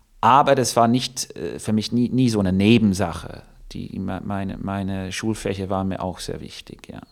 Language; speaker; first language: German; non-native, fluent; English